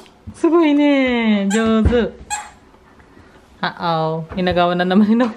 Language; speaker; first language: Japanese; non-native, fluent; Filipino